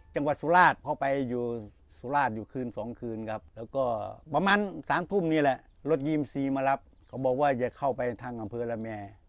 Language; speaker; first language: Thai; native; Thai